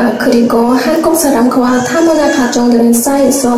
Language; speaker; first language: Korean; non-native, learner; Khmer